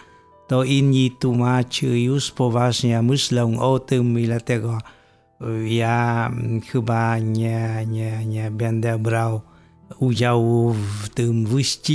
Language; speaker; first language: Polish; non-native, fluent; Vietnamese